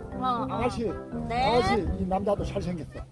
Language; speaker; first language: Korean; native; Korean